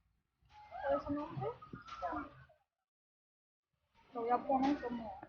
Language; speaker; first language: Spanish; non-native, learner; Haitian Creole